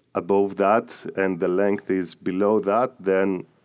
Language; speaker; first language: English; non-native, fluent; Greek